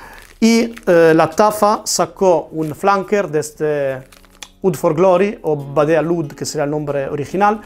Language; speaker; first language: Spanish; non-native, fluent; Italian